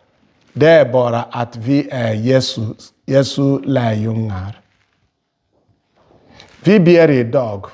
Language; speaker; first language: Swedish; non-native, fluent; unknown